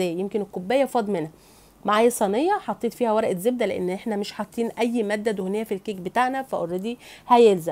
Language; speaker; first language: Arabic; native; Arabic